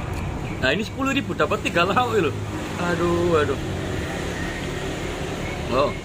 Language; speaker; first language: Indonesian; non-native, local second language; Javanese